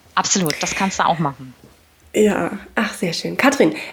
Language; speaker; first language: German; native; German